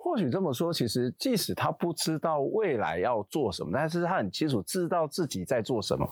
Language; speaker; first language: Chinese; native; Chinese